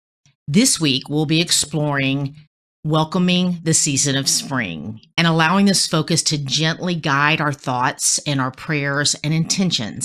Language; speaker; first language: English; native; English